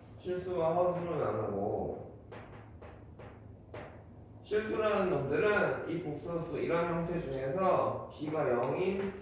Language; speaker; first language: Korean; native; Korean